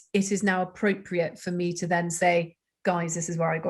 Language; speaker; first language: English; native; English